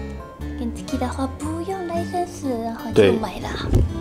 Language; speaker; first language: Chinese; non-native, fluent; Japanese